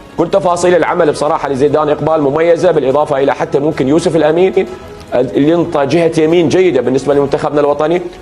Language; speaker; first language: Arabic; native; Arabic